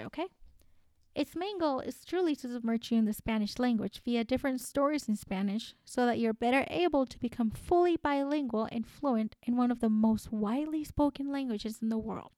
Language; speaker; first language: English; non-native, fluent; Spanish